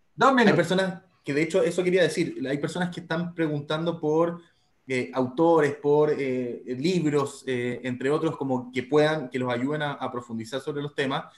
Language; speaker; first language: Spanish; native; Spanish